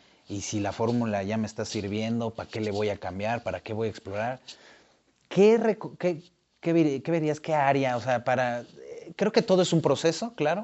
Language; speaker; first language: Spanish; native; Spanish